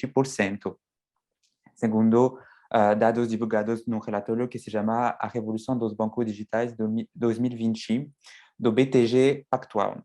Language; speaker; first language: Portuguese; non-native, fluent; French